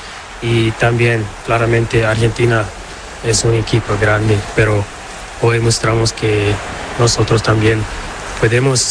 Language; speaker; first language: Spanish; non-native, learner; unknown